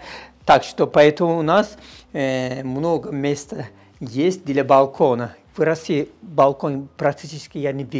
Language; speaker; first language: Russian; non-native, learner; Turkish